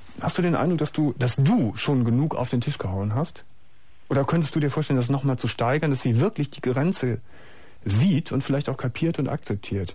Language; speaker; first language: German; native; German